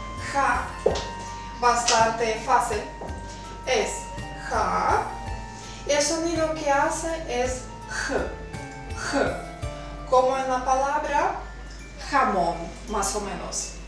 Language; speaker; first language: Spanish; non-native, fluent; Russian